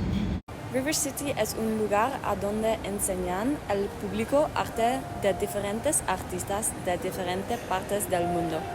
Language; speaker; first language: Spanish; non-native, learner; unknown